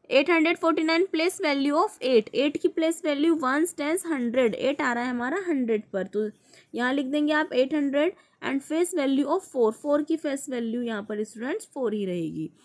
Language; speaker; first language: Hindi; native; Hindi